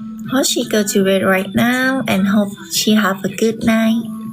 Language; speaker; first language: English; non-native, learner; Thai